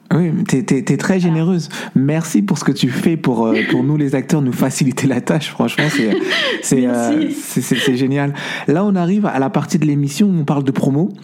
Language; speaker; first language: French; native; French